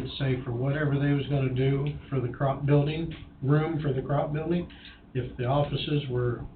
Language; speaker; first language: English; native; English